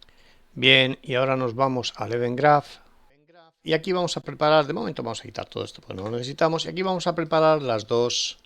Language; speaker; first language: Spanish; native; Spanish